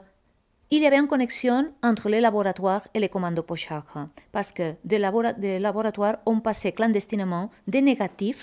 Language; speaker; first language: French; non-native, fluent; Spanish